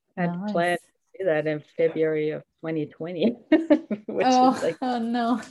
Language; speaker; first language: English; non-native, fluent; German